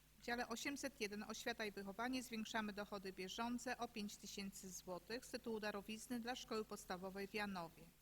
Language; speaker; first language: Polish; native; Polish